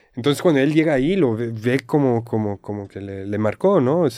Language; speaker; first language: Spanish; non-native, fluent; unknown